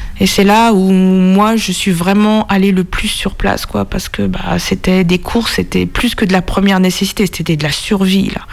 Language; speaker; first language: French; native; French